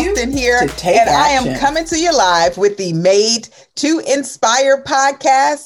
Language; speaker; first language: English; native; English